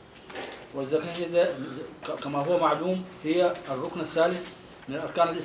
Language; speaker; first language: Arabic; native; Arabic